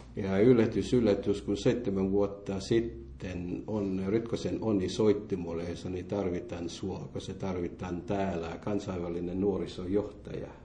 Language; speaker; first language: Finnish; non-native, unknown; Morisyen